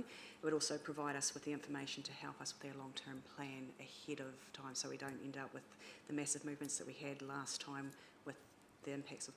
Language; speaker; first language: English; native; English